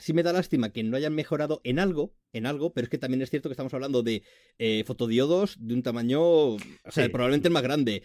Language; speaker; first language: Spanish; native; Spanish